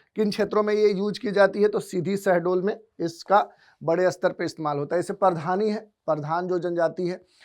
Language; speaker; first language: Hindi; native; Hindi